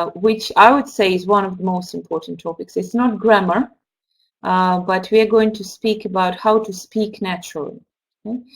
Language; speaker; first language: English; non-native, fluent; Russian